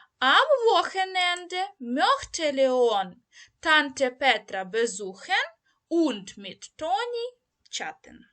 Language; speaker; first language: German; non-native, learner; Ukrainian